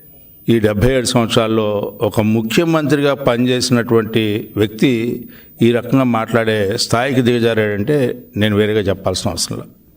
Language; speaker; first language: Telugu; native; Telugu